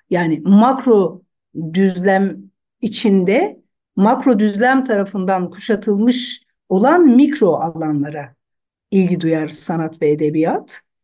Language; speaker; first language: Turkish; non-native, local second language; Zaza